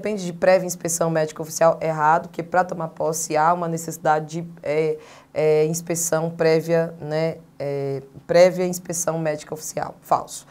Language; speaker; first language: Portuguese; native; Portuguese